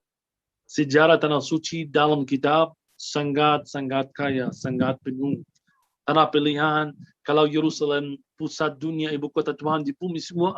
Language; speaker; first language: Indonesian; non-native, fluent; Arabic